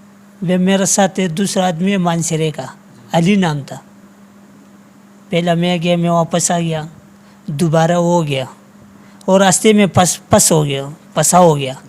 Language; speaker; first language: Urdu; non-native, local second language; Pashto